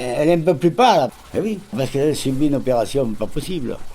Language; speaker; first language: French; non-native, fluent; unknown